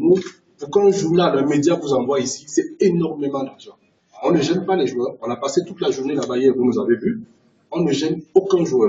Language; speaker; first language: French; native; French